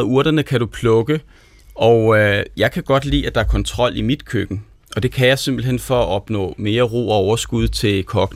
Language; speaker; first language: Danish; native; Danish